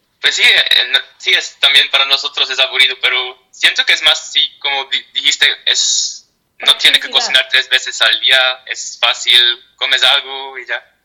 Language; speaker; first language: Spanish; non-native, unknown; Dutch